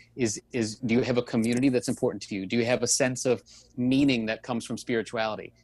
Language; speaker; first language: English; native; English